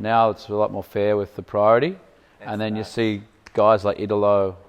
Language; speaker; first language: English; native; English